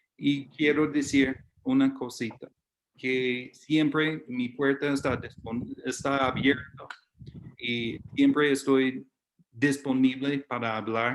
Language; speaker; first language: Spanish; non-native, fluent; English